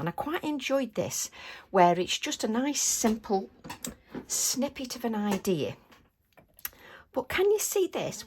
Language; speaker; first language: English; native; English